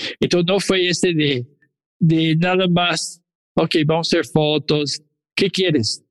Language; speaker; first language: Spanish; non-native, fluent; English